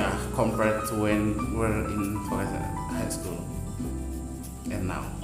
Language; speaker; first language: English; non-native, fluent; Indonesian